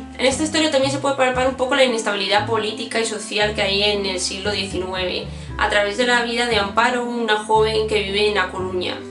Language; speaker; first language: Spanish; native; Spanish